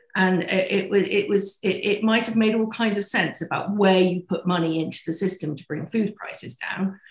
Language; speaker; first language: English; native; English